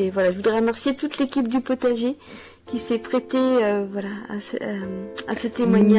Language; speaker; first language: French; native; French